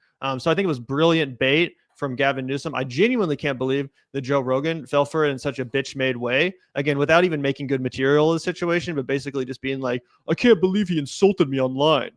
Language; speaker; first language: English; native; English